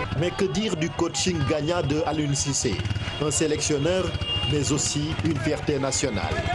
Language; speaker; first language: French; non-native, local second language; Wolof